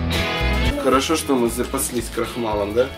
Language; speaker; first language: Russian; native; Russian